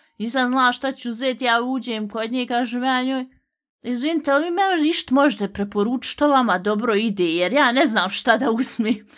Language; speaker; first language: Bosnian; native; Bosnian